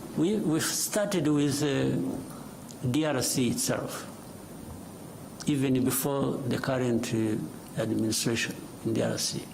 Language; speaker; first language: English; non-native, local second language; Kinyarwanda